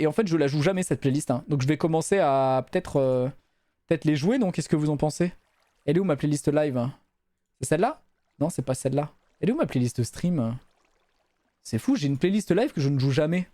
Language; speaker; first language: French; native; French